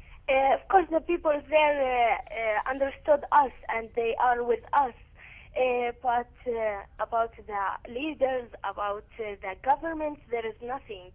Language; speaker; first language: English; non-native, learner; Arabic